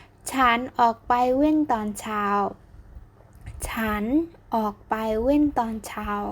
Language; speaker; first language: Thai; non-native, fluent; Burmese